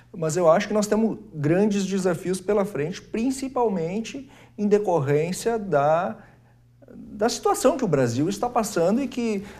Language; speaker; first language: Portuguese; native; Portuguese